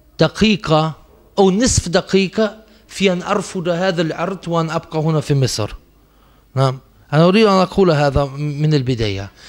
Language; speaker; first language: Arabic; non-native, fluent; German